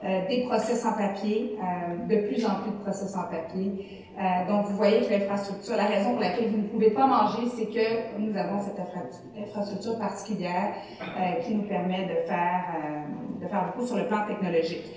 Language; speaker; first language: French; native; French